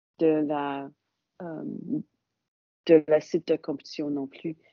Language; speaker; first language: French; non-native, local second language; English